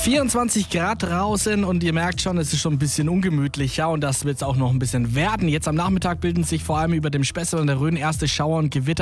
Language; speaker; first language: German; native; German